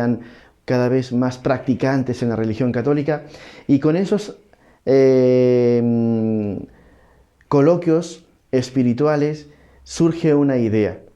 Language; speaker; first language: Spanish; native; Spanish